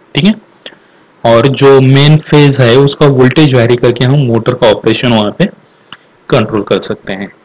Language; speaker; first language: Hindi; non-native, local second language; Marathi